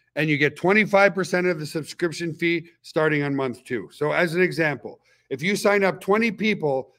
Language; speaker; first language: English; native; English